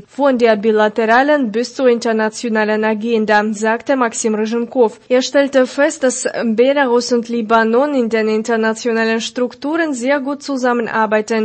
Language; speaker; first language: German; non-native, fluent; Russian